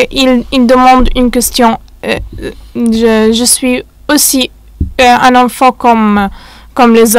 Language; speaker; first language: French; non-native, fluent; Arabic